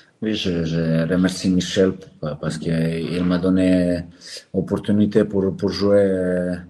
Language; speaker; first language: French; non-native, learner; Serbian